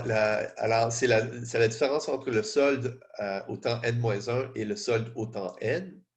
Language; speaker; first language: French; native; French